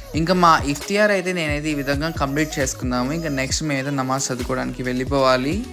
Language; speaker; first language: Telugu; non-native, local second language; Urdu